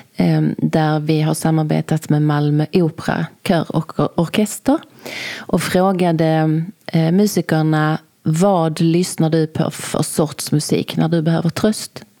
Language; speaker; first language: Swedish; native; Swedish